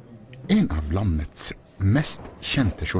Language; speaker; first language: Norwegian; non-native, fluent; Arabic